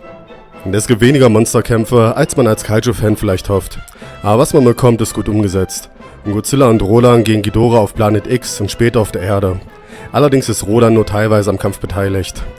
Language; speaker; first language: German; native; German